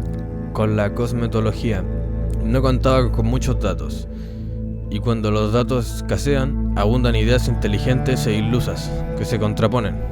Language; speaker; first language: Spanish; native; Spanish